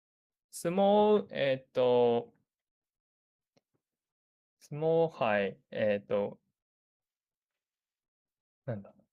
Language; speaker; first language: Chinese; non-native, learner; Japanese